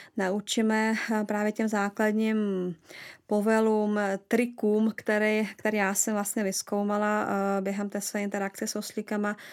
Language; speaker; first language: Czech; non-native, fluent; Russian